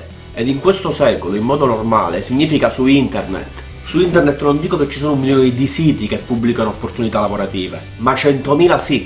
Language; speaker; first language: Italian; native; Italian